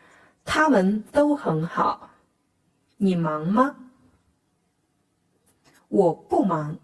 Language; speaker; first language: Chinese; non-native, fluent; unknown